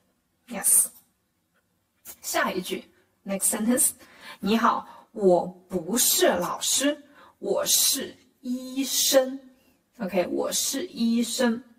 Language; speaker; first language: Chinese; non-native, fluent; Khmer